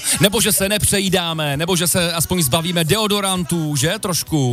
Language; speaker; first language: Czech; native; Czech